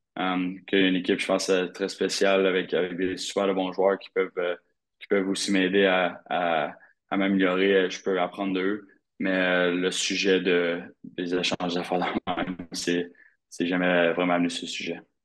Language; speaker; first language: French; native; French